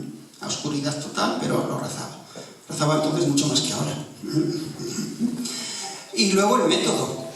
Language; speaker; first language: Spanish; native; Spanish